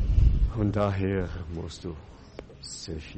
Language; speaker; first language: German; non-native, fluent; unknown